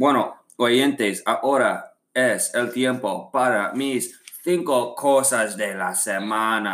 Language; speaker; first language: Spanish; non-native, learner; English